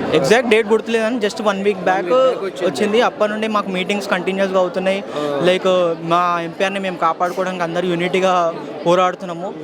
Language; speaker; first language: Telugu; native; Telugu